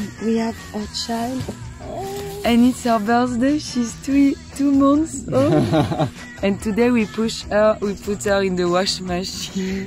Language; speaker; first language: English; non-native, learner; French